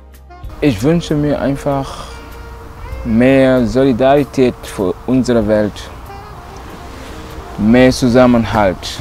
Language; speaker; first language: German; non-native, local second language; Wolof